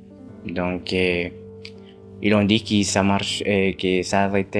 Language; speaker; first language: French; non-native, fluent; Spanish